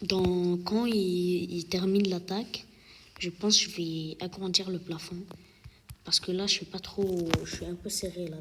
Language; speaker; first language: French; native; French